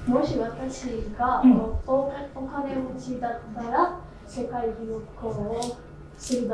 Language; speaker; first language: Japanese; non-native, learner; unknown